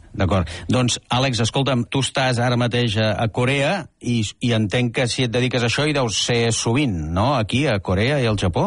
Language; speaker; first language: Catalan; native; Catalan